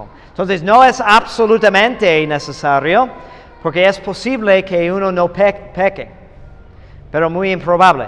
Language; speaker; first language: Spanish; non-native, fluent; English